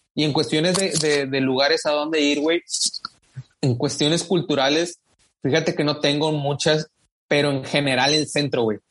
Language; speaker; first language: Spanish; native; Spanish